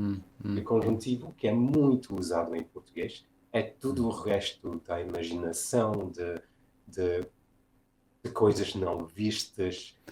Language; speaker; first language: Portuguese; non-native, fluent; English